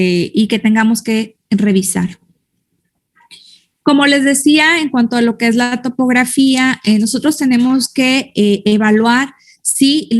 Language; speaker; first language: Spanish; native; Spanish